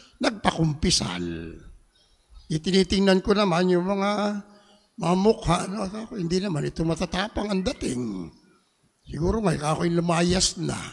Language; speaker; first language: Filipino; native; Filipino